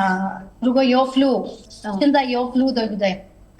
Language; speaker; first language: Chinese; non-native, learner; Telugu